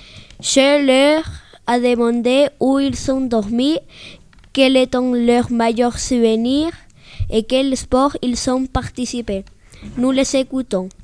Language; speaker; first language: French; non-native, learner; Spanish